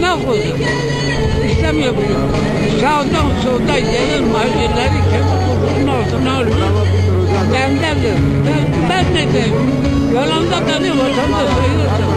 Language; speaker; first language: Turkish; non-native, local second language; Kurdish